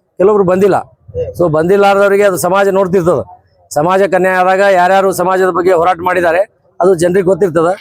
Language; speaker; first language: Kannada; non-native, local second language; Lambadi